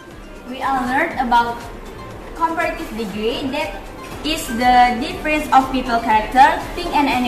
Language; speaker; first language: English; non-native, learner; Indonesian